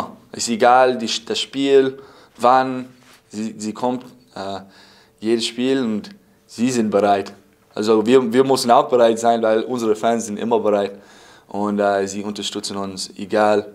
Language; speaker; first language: German; non-native, fluent; English